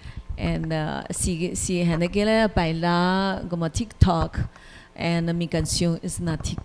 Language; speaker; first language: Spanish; non-native, learner; Chinese